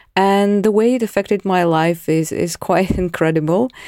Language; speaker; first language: English; non-native, fluent; Russian